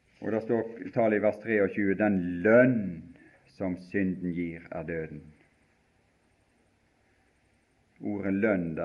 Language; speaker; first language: Norwegian; native; Norwegian